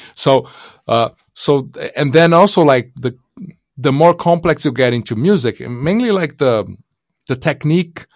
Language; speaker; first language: English; non-native, fluent; Portuguese